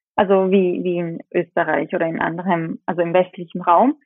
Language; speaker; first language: German; early bilingual, other home language; Japanese